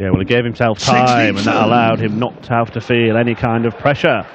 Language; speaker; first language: English; native; English